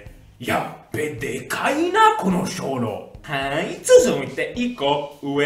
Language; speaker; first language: Japanese; non-native, fluent; Italian